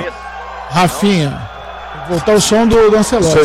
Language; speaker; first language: Portuguese; native; Portuguese